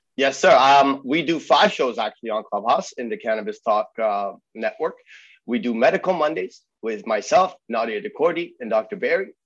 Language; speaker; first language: English; early bilingual, other home language; Persian